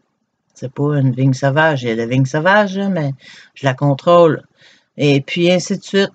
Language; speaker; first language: French; native; French